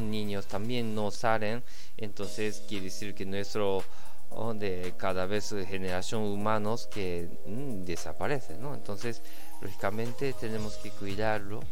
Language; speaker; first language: Spanish; non-native, learner; Japanese